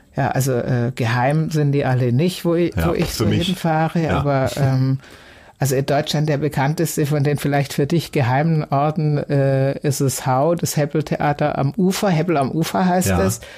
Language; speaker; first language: German; native; German